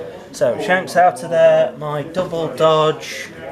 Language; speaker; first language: English; native; English